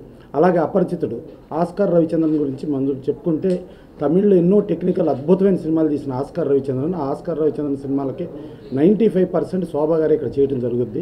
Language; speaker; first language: Telugu; native; Telugu